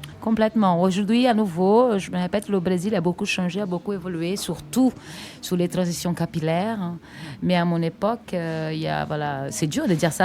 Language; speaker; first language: French; non-native, fluent; Portuguese